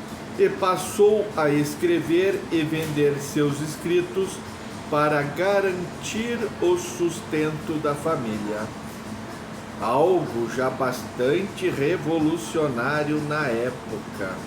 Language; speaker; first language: Portuguese; native; Portuguese